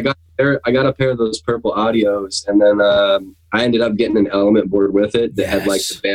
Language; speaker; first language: English; native; English